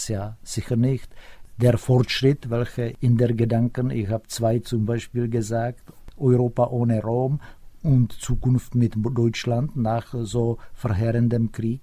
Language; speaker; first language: German; non-native, fluent; Czech